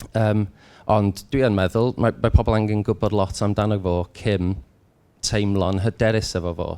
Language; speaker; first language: Welsh; non-native, local second language; English